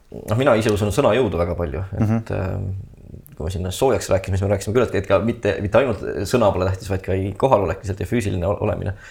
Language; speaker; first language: Estonian; native; Estonian